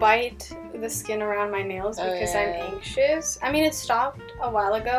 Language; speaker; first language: English; early bilingual, other home language; Hebrew